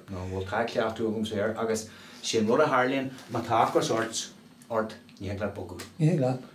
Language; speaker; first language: Irish; native; Irish